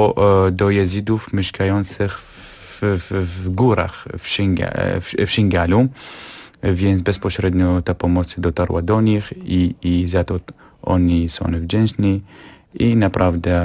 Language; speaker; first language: Polish; non-native, fluent; Kurdish